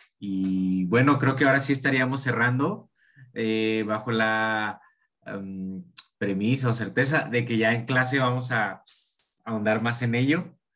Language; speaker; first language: Spanish; native; Spanish